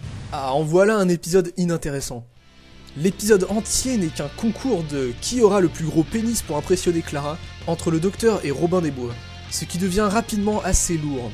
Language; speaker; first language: French; native; French